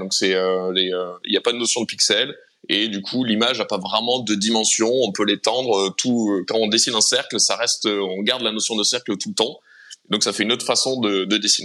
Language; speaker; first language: French; native; French